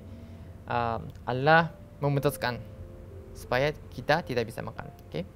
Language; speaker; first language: Indonesian; non-native, learner; Japanese